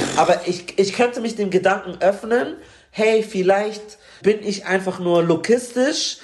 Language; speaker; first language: German; early bilingual, other home language; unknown